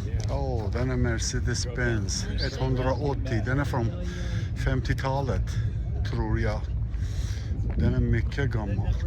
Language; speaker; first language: Swedish; early bilingual, heritage; Swedish